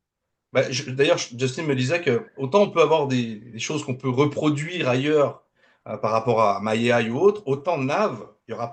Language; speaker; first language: French; native; French